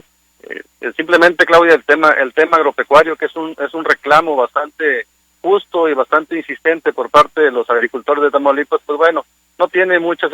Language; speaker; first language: Spanish; native; Spanish